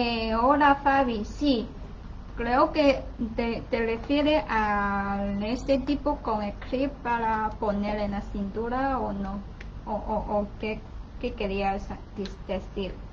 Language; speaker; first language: Spanish; non-native, learner; Chinese